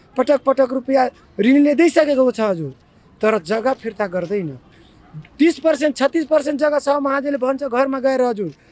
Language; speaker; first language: Nepali; non-native, local second language; Maithili